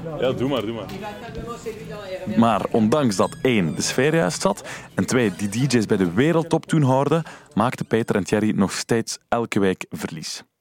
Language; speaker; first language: Dutch; native; Dutch